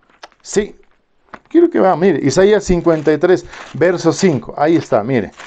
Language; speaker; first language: Spanish; native; Spanish